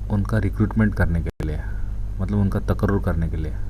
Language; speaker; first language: Urdu; non-native, local second language; Kannada